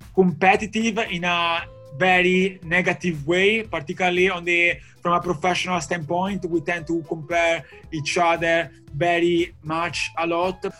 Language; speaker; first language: English; non-native, fluent; Italian